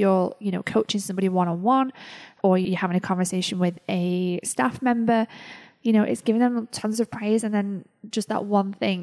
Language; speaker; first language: English; native; English